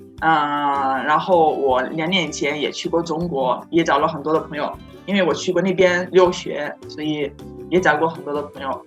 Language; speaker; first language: Chinese; non-native, fluent; Italian